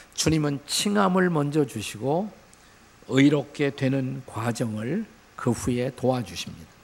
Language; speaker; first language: Korean; native; Korean